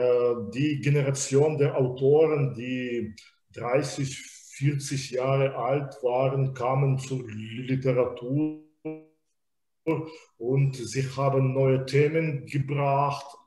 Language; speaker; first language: German; non-native, fluent; Belarusian